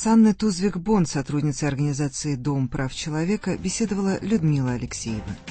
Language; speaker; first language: Russian; native; Russian